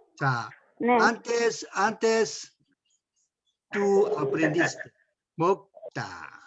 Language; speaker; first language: Spanish; non-native, learner; Korean